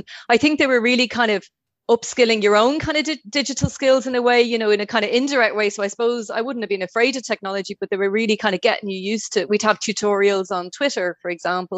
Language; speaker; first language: English; native; English